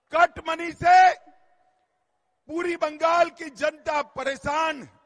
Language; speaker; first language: Hindi; non-native, local second language; Gujarati